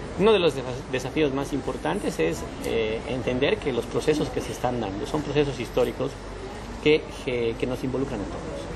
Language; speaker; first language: Spanish; native; Spanish